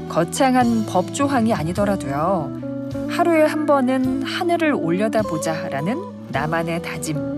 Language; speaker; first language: Korean; native; Korean